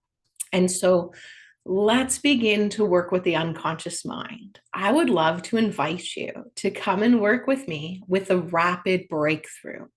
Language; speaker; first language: English; native; English